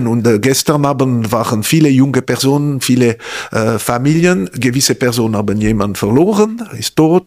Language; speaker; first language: German; non-native, local second language; French